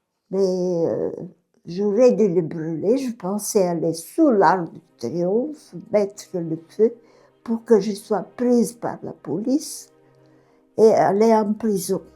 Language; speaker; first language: French; non-native, fluent; Bulgarian